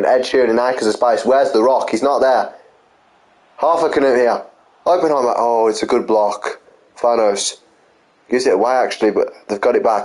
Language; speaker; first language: English; native; English